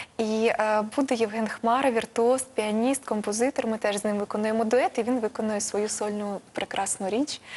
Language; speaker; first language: Ukrainian; non-native, local second language; Russian